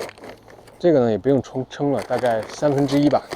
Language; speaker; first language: Chinese; native; Chinese